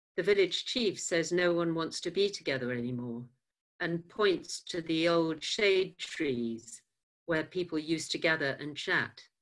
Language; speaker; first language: English; native; English